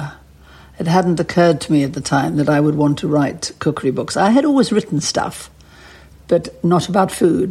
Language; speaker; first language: English; native; English